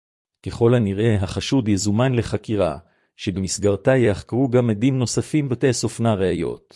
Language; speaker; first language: Hebrew; native; Hebrew